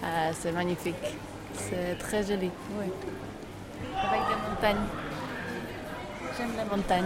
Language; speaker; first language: French; non-native, learner; Czech